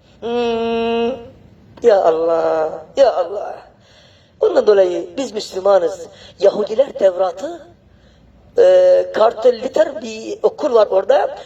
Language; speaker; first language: Turkish; non-native, fluent; Arabic